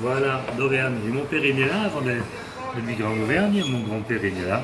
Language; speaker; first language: French; native; French